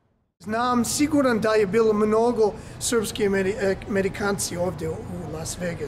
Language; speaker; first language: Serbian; early bilingual, heritage; English